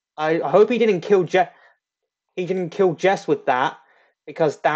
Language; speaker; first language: English; native; English